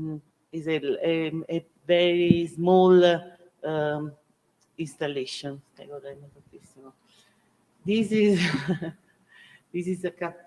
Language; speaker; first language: English; non-native, learner; Italian